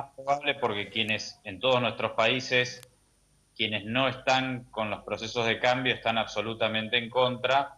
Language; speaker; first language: Spanish; native; Spanish